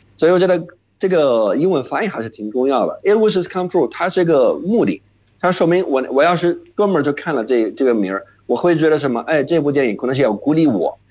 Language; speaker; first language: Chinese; non-native, fluent; Arabic